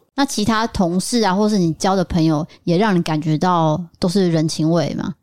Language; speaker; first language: Chinese; native; Chinese